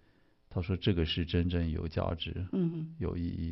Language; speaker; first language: Chinese; native; Chinese